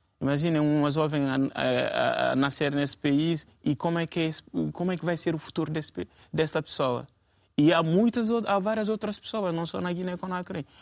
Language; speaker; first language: Portuguese; non-native, fluent; Fula